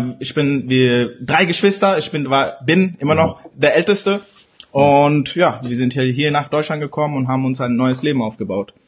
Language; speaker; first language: German; early bilingual, other home language; Urdu